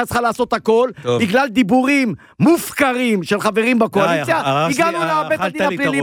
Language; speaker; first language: Hebrew; native; Hebrew